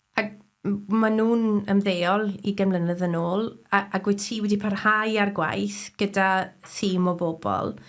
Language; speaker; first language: Welsh; native; Welsh